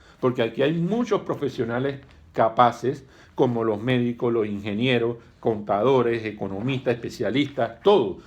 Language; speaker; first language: Spanish; native; Spanish